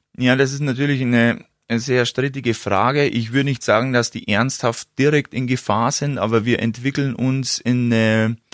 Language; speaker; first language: German; native; German